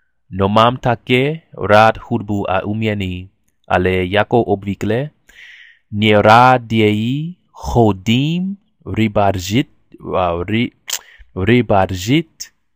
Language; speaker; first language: Czech; non-native, learner; English